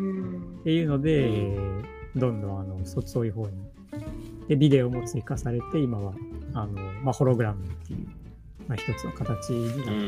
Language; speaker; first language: Japanese; native; Japanese